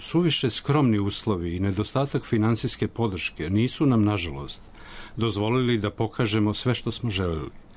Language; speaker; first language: Serbian; native; Serbian